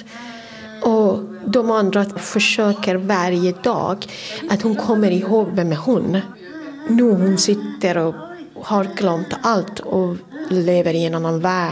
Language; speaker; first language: Swedish; non-native, fluent; Kurdish